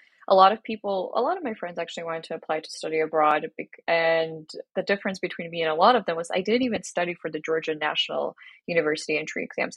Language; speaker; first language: English; non-native, fluent; Georgian